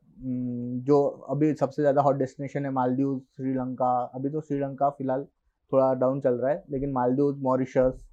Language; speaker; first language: Hindi; non-native, local second language; Marathi